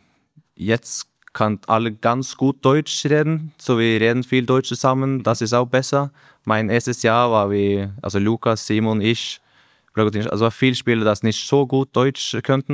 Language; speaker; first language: German; non-native, learner; Norwegian